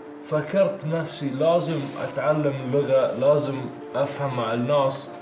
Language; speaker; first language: Arabic; early bilingual, other home language; Italian